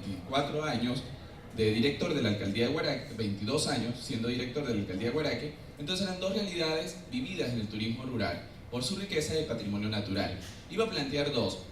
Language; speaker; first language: Spanish; native; Spanish